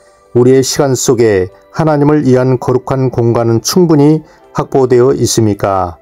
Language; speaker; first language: Korean; native; Korean